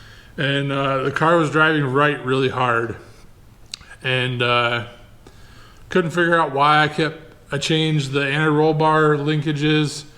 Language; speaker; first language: English; native; English